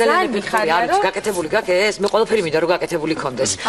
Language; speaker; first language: Georgian; native; Georgian